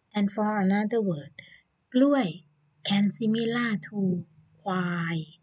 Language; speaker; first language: English; non-native, learner; Chinese